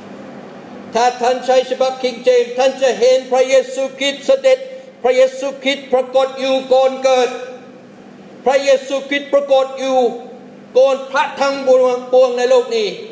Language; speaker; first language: Thai; non-native, fluent; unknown